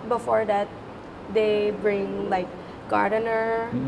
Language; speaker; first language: English; non-native, learner; Thai